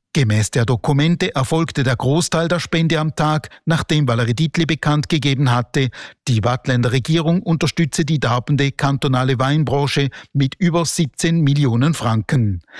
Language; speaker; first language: German; native; German